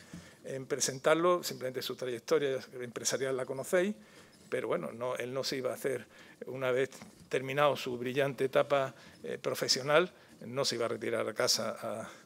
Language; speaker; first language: Spanish; native; Spanish